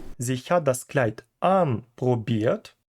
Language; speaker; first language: German; non-native, fluent; Ukrainian